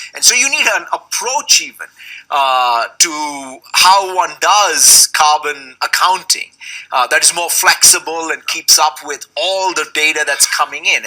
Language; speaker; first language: English; non-native, local second language; Telugu